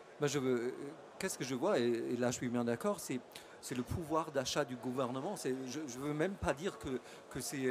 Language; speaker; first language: French; non-native, fluent; German